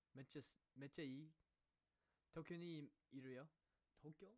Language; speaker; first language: Japanese; non-native, learner; English